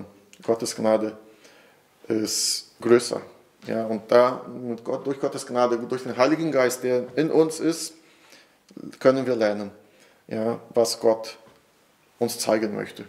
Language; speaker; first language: German; non-native, fluent; Portuguese